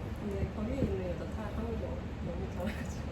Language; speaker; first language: Korean; non-native, learner; Japanese